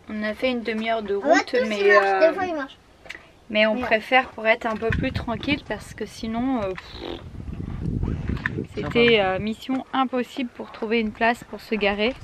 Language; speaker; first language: French; native; French